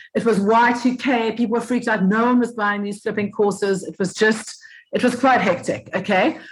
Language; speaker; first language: English; native; English